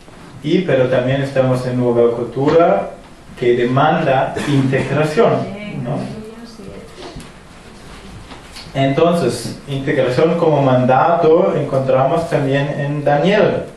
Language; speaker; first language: Spanish; non-native, fluent; German